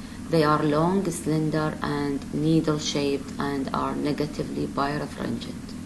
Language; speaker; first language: English; non-native, fluent; Arabic